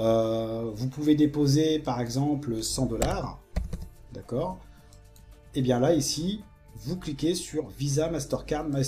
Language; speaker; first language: French; native; French